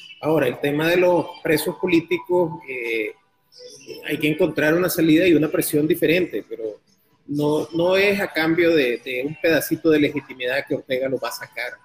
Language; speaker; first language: Spanish; native; Spanish